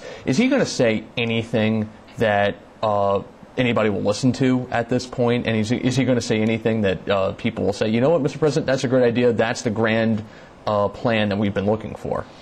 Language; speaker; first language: English; native; English